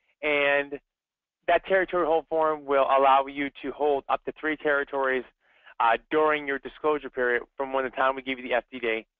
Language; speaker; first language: English; native; English